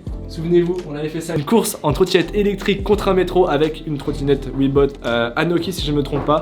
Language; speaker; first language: French; native; French